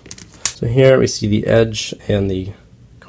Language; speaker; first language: English; native; English